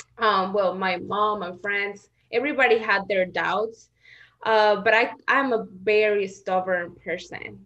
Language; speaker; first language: English; non-native, fluent; Spanish